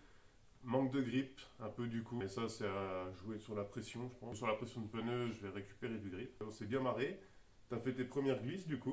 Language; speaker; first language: French; native; French